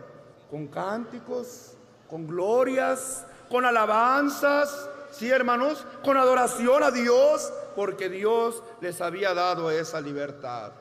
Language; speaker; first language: Spanish; native; Spanish